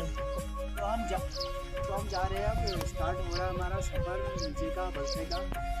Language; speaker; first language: Hindi; non-native, local second language; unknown